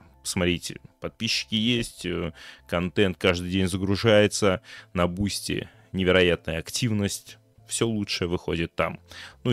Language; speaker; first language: Russian; native; Russian